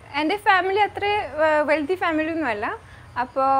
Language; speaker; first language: Malayalam; non-native, fluent; French